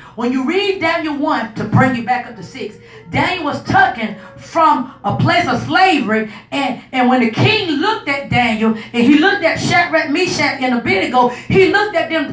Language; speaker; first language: English; native; English